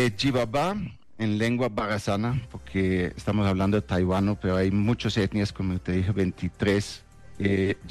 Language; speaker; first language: Spanish; non-native, fluent; Dutch